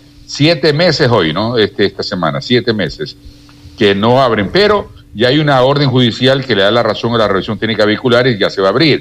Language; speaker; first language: Spanish; native; Spanish